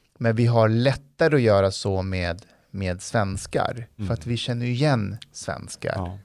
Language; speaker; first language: Swedish; early bilingual, other home language; Persian